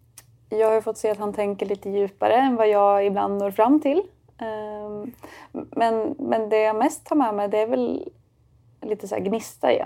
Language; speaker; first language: Swedish; native; Swedish